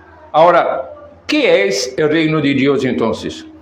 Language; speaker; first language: Spanish; non-native, fluent; Portuguese